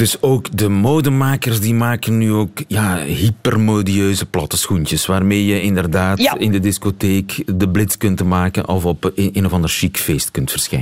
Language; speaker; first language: Dutch; native; Dutch